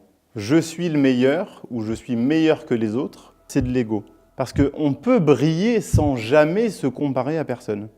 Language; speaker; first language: French; native; French